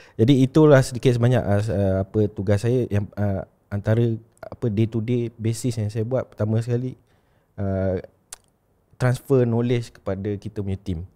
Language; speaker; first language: Malay; native; Malay